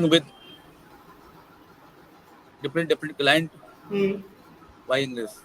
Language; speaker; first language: English; non-native, learner; Hindi